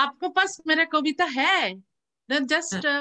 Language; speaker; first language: Hindi; non-native, learner; Bangla